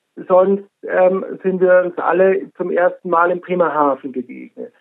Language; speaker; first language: German; native; German